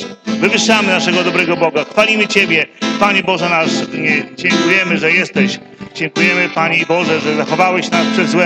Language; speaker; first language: Polish; native; Polish